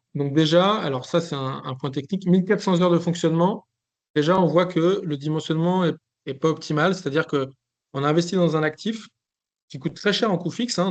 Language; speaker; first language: French; native; French